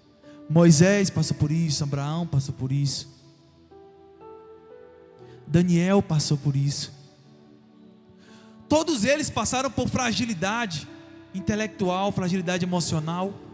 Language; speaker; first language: Portuguese; native; Portuguese